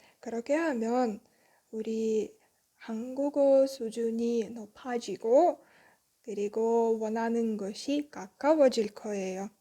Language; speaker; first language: Korean; non-native, learner; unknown